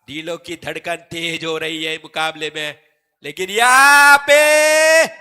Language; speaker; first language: Hindi; non-native, local second language; Marathi